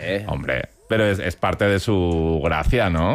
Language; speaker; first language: Spanish; native; Spanish